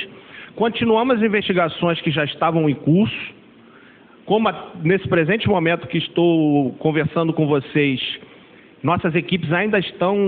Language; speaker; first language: Portuguese; native; Portuguese